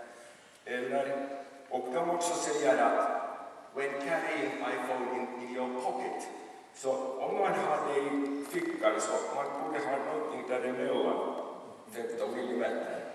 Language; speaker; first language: Swedish; non-native, local second language; Finnish